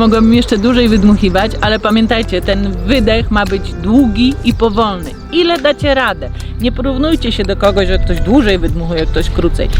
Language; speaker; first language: Polish; native; Polish